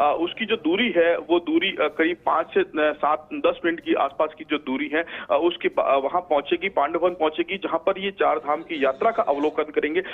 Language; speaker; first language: Hindi; native; Hindi